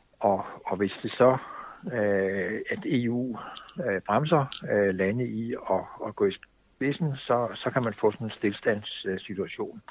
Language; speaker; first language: Danish; native; Danish